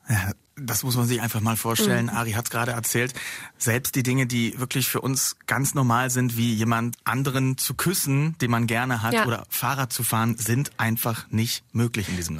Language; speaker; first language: German; native; German